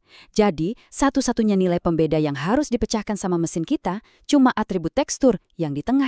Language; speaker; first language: Indonesian; native; Indonesian